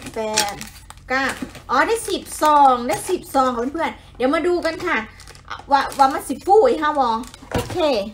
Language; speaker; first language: Thai; native; Thai